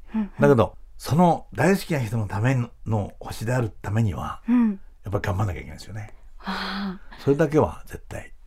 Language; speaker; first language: Japanese; native; Japanese